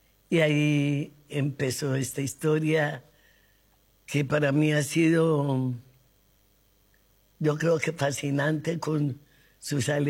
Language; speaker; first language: Spanish; native; Spanish